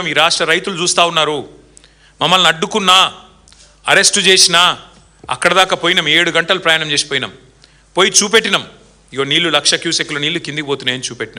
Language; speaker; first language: Telugu; native; Telugu